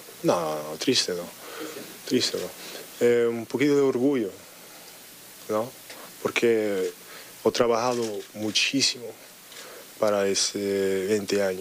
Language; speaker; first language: Spanish; non-native, learner; English